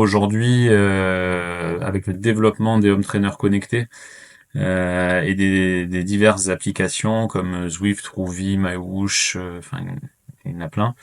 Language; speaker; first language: French; native; French